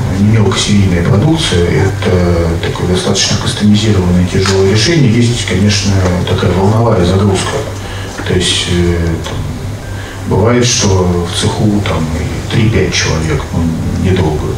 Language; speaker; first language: Russian; native; Russian